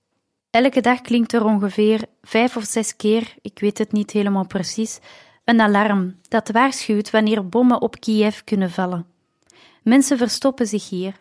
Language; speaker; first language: Dutch; native; Dutch